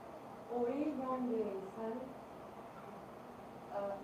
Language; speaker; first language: Korean; non-native, learner; Arabic